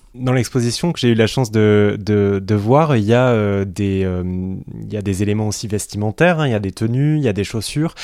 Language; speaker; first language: French; native; French